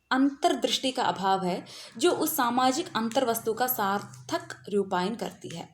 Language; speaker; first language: Hindi; non-native, local second language; Malayalam